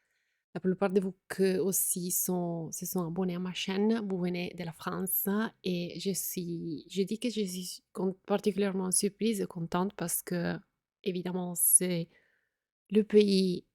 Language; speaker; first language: French; non-native, fluent; Italian